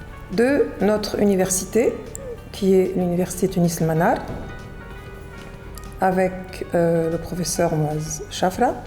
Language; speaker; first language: French; non-native, local second language; Arabic